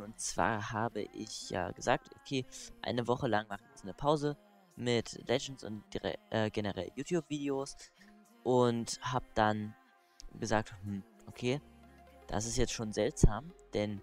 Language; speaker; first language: German; native; German